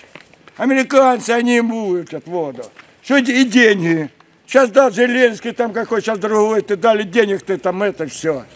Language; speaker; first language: Russian; native; Russian